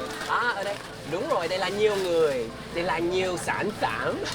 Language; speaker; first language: Vietnamese; early bilingual, heritage; English